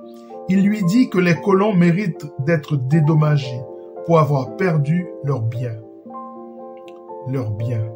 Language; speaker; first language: French; non-native, local second language; Haitian Creole